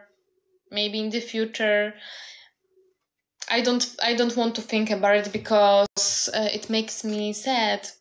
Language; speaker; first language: English; non-native, learner; Polish